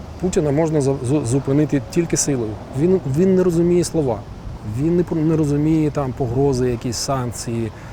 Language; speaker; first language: Ukrainian; native; Ukrainian